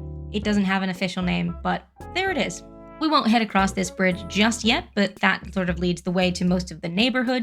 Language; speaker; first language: English; native; English